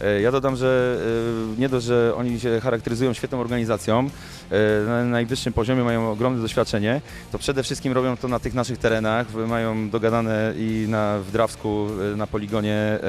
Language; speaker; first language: Polish; native; Polish